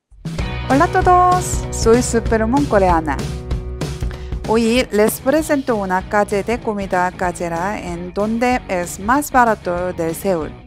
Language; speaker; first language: Spanish; non-native, learner; Korean